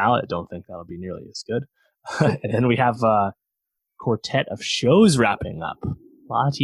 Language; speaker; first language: English; native; English